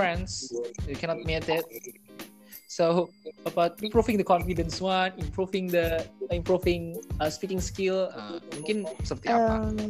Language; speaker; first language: English; non-native, learner; Indonesian